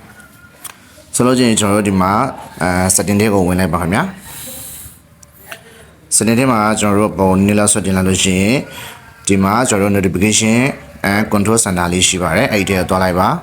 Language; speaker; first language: Burmese; native; Burmese